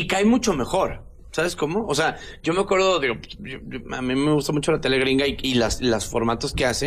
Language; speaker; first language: Spanish; native; Spanish